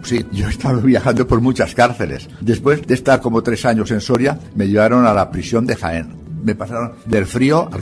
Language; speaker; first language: Spanish; native; Spanish